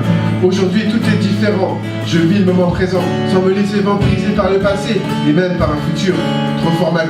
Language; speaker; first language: French; native; French